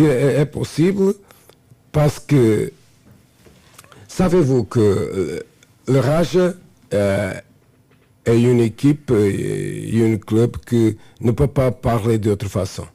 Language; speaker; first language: French; non-native, fluent; Portuguese